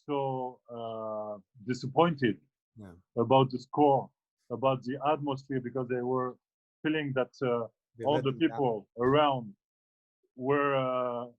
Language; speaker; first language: English; non-native, fluent; French